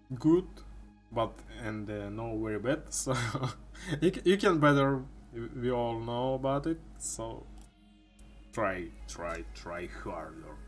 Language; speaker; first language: English; non-native, learner; Russian